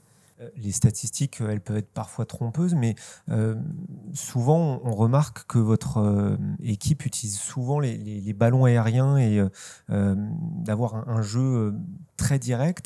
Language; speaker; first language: French; native; French